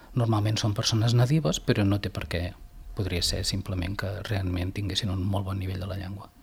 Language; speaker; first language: Catalan; native; Catalan